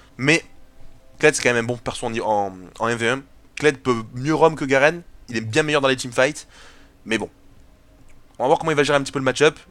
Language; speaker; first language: French; native; French